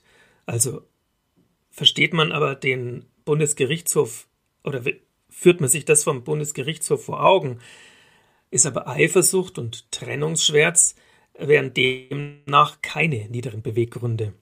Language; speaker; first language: German; native; German